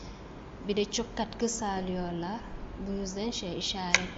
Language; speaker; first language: Turkish; non-native, learner; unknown